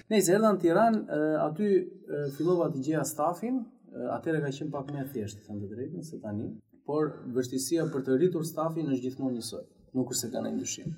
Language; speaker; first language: Albanian; early bilingual, heritage; Albanian